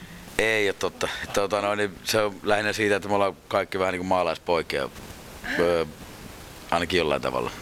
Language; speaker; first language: Finnish; native; Finnish